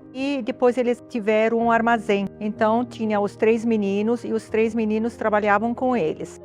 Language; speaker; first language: Portuguese; non-native, fluent; Arabic